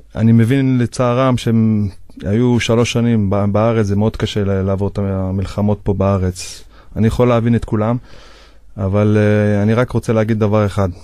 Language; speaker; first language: Hebrew; native; Hebrew